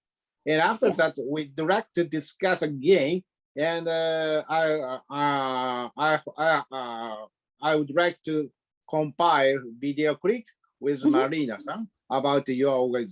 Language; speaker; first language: English; non-native, learner; Japanese